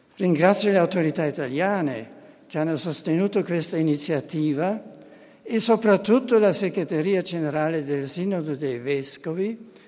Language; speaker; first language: Italian; non-native, fluent; German